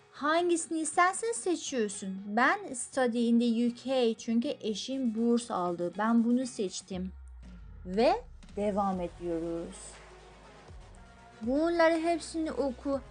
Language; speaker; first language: Turkish; non-native, fluent; Persian